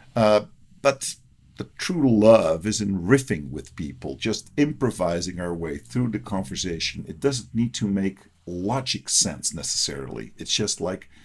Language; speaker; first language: English; early bilingual, other home language; Dutch